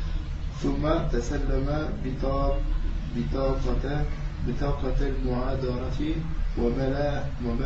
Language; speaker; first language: Arabic; non-native, learner; French